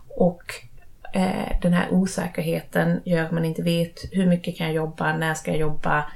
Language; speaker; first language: Swedish; native; Swedish